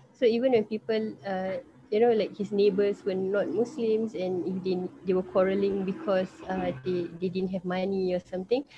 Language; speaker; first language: English; non-native, local second language; Malay